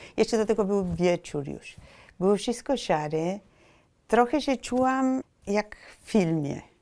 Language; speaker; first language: Polish; non-native, fluent; Spanish